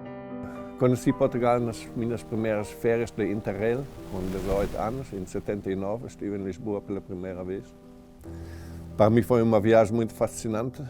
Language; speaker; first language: Portuguese; non-native, fluent; German